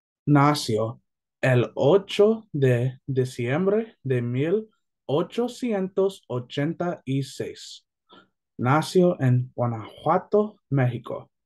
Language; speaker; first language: Spanish; non-native, learner; English